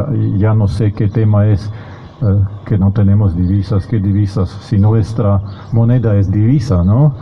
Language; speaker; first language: Spanish; non-native, fluent; Slovak